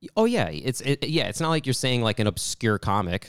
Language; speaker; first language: English; native; English